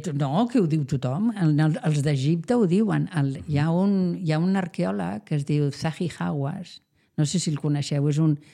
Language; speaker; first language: Catalan; non-native, local second language; Spanish